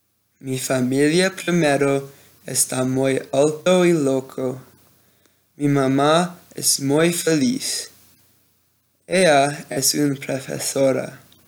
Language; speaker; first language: Spanish; non-native, learner; English